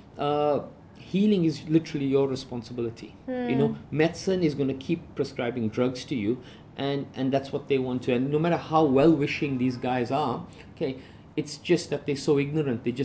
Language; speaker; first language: English; native; English